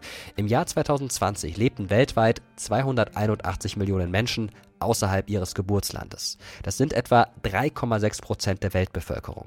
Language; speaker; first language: German; native; German